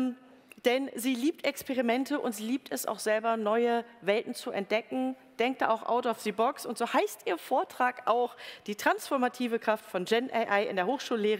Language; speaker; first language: German; native; German